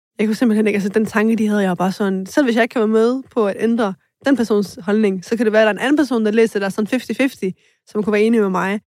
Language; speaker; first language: Danish; early bilingual, other home language; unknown